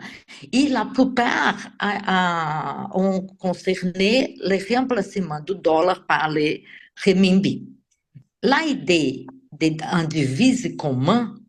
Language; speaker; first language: French; non-native, fluent; Portuguese